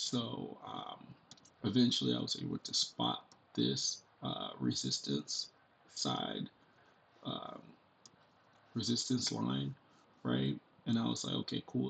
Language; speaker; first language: English; native; English